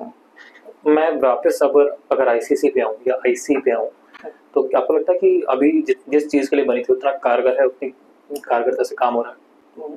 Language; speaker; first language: Hindi; native; Hindi